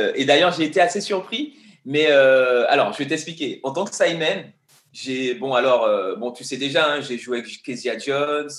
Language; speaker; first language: French; native; French